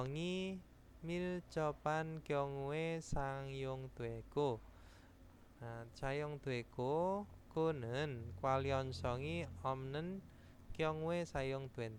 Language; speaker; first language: Korean; non-native, fluent; Indonesian